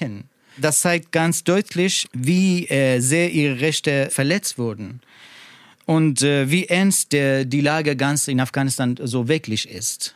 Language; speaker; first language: German; non-native, learner; Persian